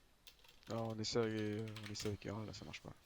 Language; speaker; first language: French; native; French